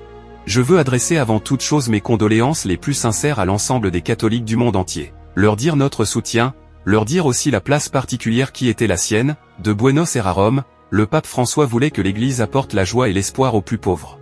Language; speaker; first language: French; native; French